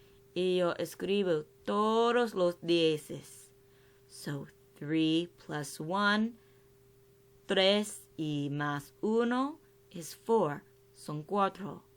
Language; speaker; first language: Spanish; non-native, learner; English